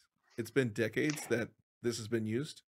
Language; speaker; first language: English; native; English